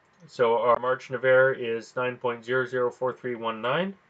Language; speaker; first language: English; native; English